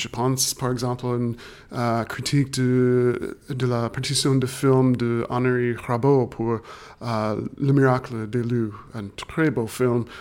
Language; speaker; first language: French; non-native, fluent; English